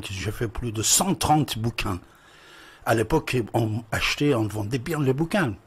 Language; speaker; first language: French; non-native, fluent; Persian